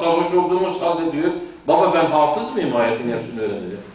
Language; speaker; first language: Turkish; native; Turkish